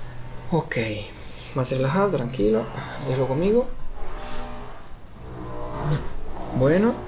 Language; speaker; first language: Spanish; non-native, fluent; Italian